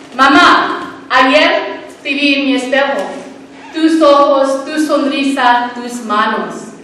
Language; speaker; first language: Spanish; early bilingual, heritage; Spanish